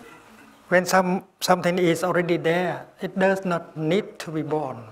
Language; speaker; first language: English; non-native, fluent; Vietnamese